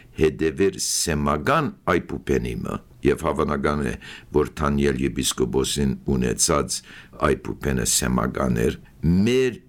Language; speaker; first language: Armenian; early bilingual, heritage; Armenian